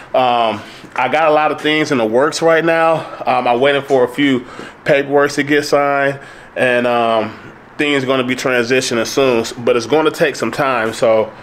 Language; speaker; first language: English; native; English